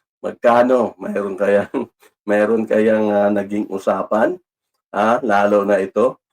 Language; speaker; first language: Filipino; non-native, local second language; Cebuano